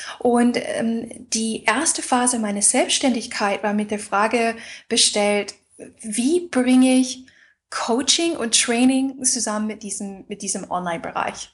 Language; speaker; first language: German; non-native, fluent; English